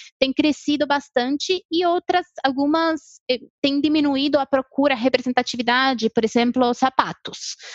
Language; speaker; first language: Portuguese; non-native, fluent; Spanish